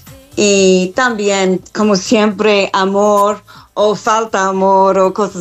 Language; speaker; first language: Spanish; non-native, learner; English